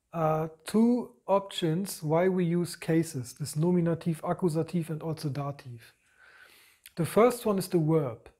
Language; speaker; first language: English; non-native, fluent; German